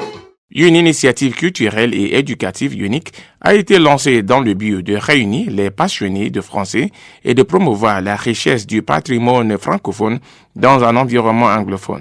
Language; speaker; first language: French; non-native, fluent; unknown